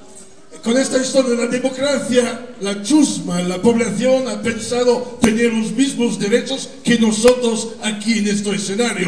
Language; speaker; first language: Spanish; non-native, fluent; Italian